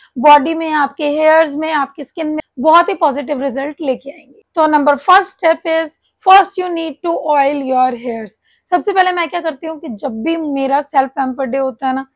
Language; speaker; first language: Hindi; native; Hindi